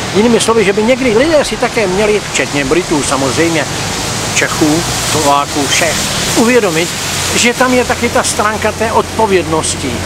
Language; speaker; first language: Czech; native; Czech